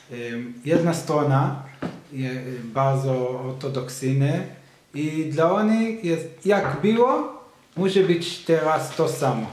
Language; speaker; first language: Polish; non-native, learner; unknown